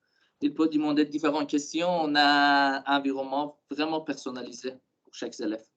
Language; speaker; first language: French; non-native, learner; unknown